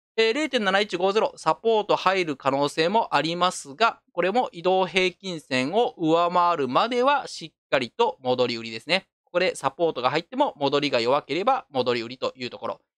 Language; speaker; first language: Japanese; native; Japanese